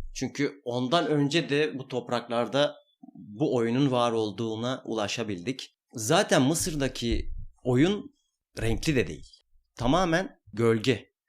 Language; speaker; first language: Turkish; non-native, local second language; Kurdish